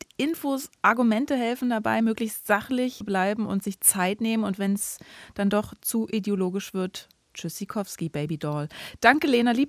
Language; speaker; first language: German; native; German